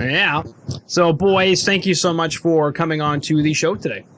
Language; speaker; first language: English; native; English